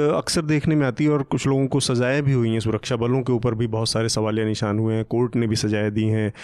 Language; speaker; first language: Hindi; native; Hindi